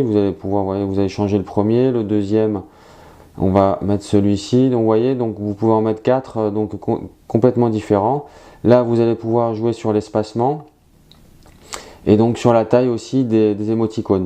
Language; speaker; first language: French; native; French